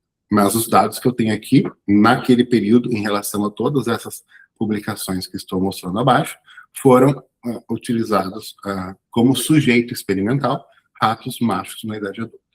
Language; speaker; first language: Portuguese; native; Portuguese